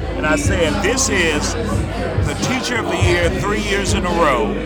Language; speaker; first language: English; native; English